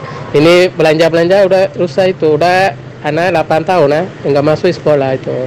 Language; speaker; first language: Indonesian; non-native, learner; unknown